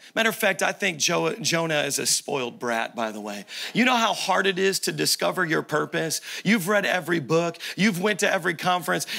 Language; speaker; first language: English; native; English